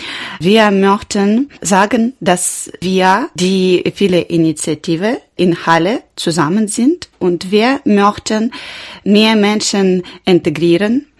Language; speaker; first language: German; non-native, learner; Ukrainian